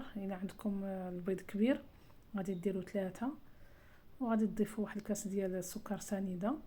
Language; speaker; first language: Arabic; native; Arabic